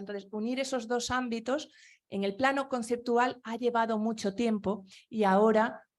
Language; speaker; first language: Spanish; non-native, local second language; Galician